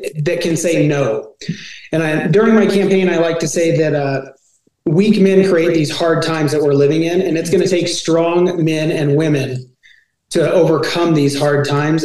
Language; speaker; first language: English; native; English